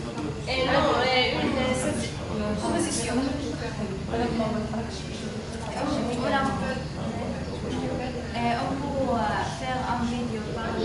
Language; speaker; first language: French; non-native, learner; Arabic